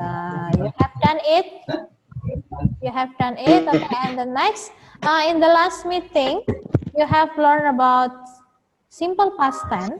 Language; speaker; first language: English; non-native, learner; Indonesian